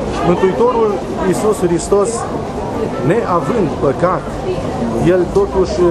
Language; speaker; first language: Romanian; native; Romanian